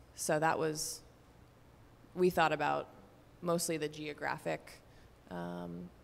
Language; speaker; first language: English; native; English